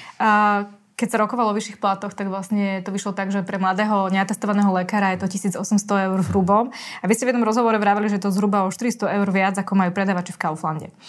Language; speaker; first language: Slovak; native; Slovak